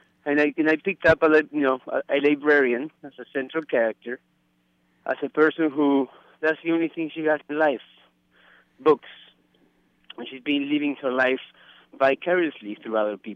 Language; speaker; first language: English; non-native, fluent; Spanish